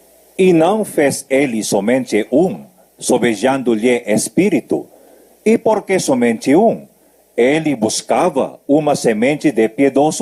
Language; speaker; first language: Portuguese; native; Portuguese